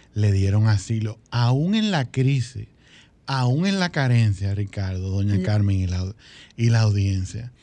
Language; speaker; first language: Spanish; native; Spanish